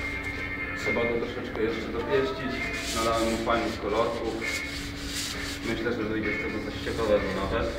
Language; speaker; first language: Polish; native; Polish